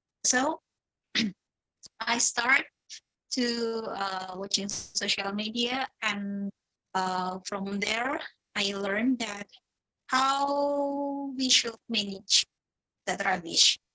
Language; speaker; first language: English; non-native, fluent; Indonesian